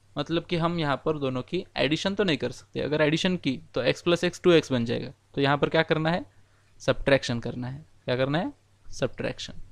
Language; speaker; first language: Hindi; non-native, local second language; Marathi